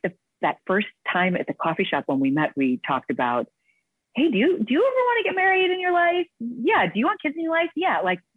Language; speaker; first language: English; native; English